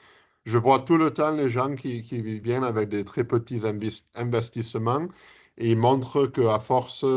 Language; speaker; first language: French; early bilingual, heritage; English